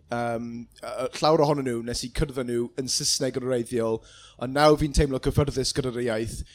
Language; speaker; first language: Welsh; non-native, local second language; English